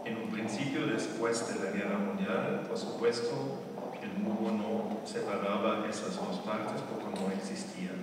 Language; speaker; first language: Spanish; non-native, fluent; German